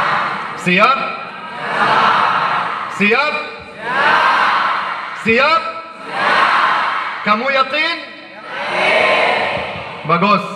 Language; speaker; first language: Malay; non-native, learner; Arabic